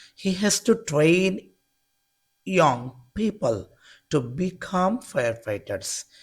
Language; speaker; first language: English; non-native, local second language; Bangla